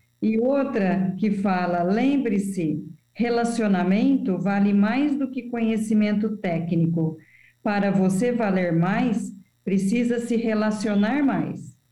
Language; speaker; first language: Portuguese; native; Portuguese